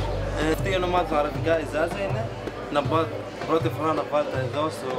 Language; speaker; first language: Greek; non-native, learner; Arabic